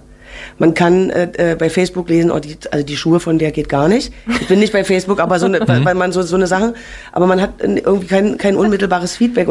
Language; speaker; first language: German; native; German